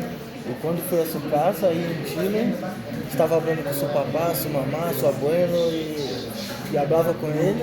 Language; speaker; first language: Spanish; non-native, learner; Portuguese